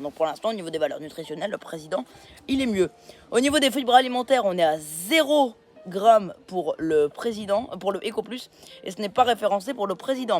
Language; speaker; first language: French; native; French